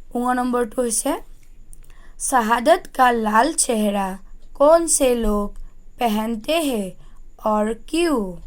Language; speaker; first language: Hindi; non-native, local second language; Assamese